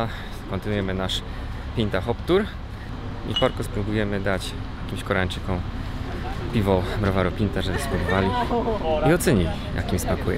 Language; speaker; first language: Polish; native; Polish